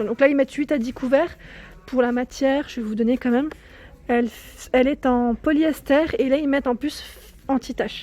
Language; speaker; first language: French; native; French